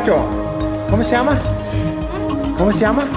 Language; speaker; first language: Spanish; non-native, learner; English